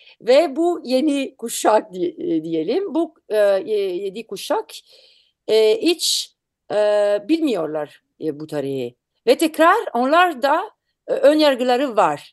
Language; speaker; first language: Turkish; non-native, learner; Italian